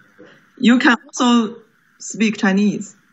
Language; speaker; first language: English; non-native, learner; Chinese